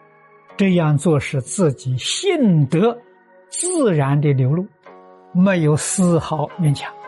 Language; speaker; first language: Chinese; native; Chinese